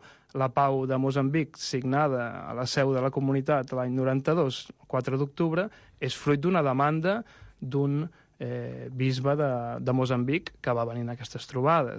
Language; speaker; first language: Catalan; native; Catalan